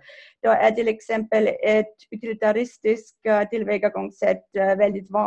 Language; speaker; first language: Swedish; non-native, fluent; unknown